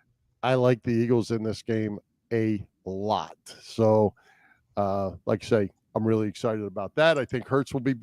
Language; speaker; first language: English; native; English